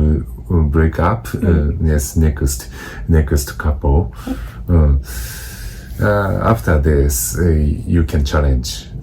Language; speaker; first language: English; non-native, learner; Japanese